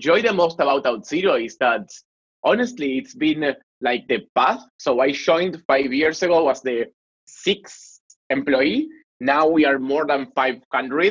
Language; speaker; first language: English; non-native, fluent; Spanish